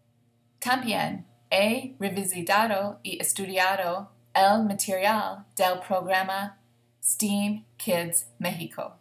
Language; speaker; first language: Spanish; non-native, fluent; English